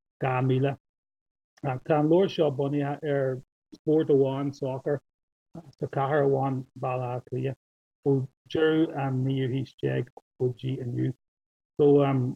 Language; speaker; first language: Irish; non-native, local second language; English